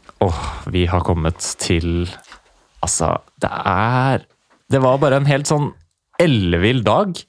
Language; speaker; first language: Norwegian; native; Norwegian